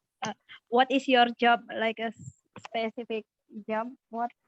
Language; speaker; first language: English; non-native, learner; Indonesian